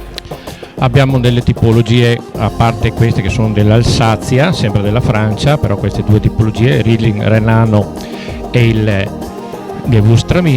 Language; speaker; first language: Italian; native; Italian